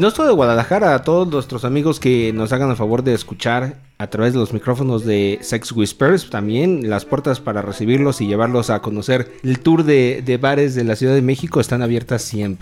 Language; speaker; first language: Spanish; native; Spanish